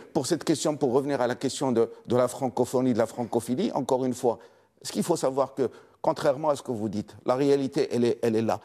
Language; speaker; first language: French; non-native, local second language; Arabic